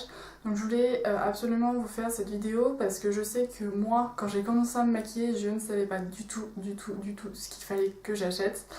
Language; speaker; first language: French; native; French